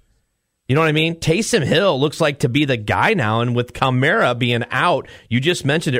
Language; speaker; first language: English; native; English